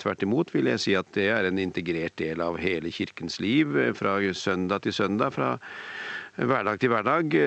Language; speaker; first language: Norwegian; native; Norwegian